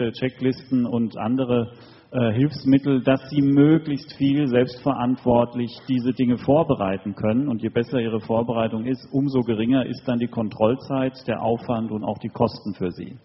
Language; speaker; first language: German; native; German